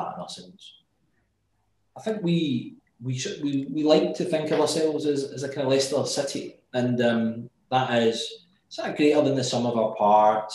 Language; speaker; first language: English; native; English